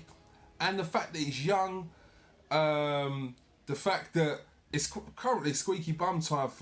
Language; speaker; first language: English; native; English